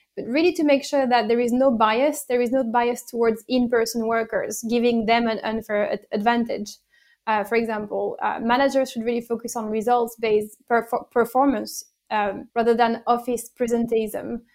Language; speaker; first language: English; non-native, fluent; French